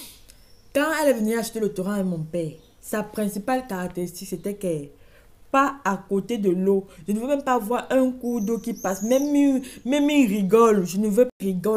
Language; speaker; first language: French; native; French